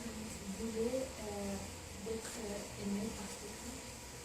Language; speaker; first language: French; non-native, learner; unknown